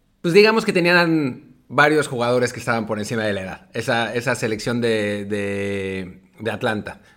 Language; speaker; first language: Spanish; native; Spanish